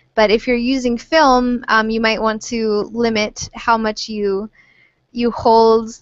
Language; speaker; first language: English; native; English